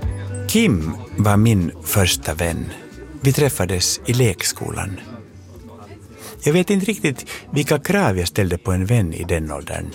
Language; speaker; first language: Swedish; native; Swedish